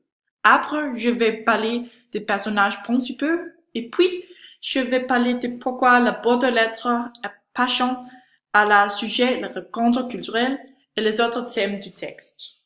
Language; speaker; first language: French; non-native, learner; Danish